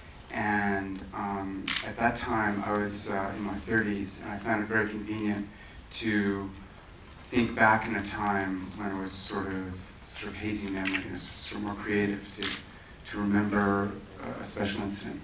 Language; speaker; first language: English; native; English